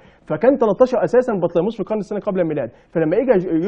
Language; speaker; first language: Arabic; native; Arabic